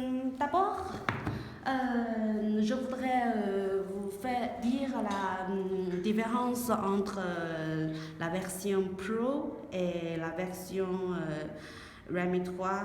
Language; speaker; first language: French; non-native, learner; Chinese